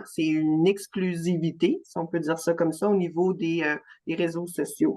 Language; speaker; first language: French; native; French